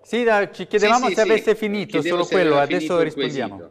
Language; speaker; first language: Italian; native; Italian